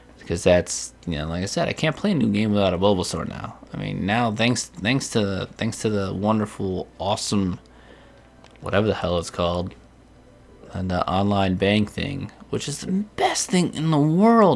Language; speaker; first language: English; native; English